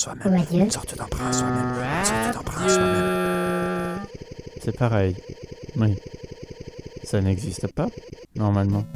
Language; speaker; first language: French; native; French